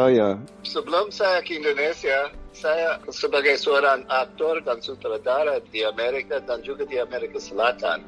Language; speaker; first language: Indonesian; non-native, fluent; English